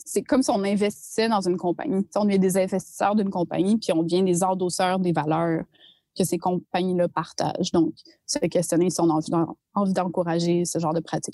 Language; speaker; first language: French; native; French